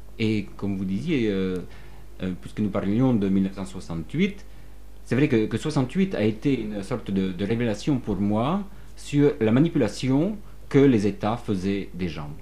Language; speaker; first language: French; non-native, fluent; Polish